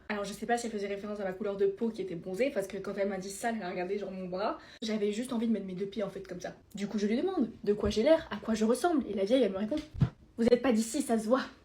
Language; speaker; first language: French; early bilingual, other home language; Spanish